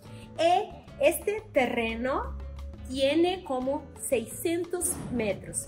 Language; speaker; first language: Spanish; non-native, learner; Portuguese